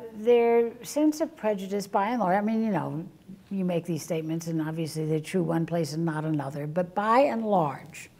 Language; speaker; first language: English; native; English